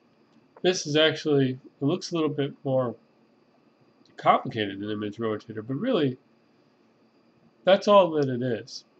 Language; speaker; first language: English; native; English